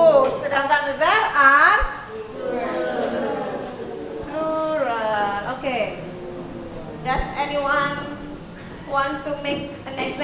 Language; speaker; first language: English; non-native, fluent; Indonesian